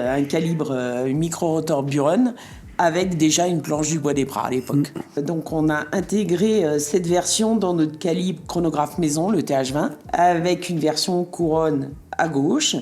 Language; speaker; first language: French; native; French